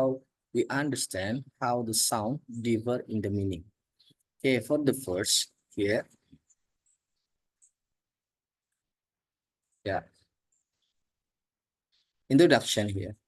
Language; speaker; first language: English; non-native, learner; Indonesian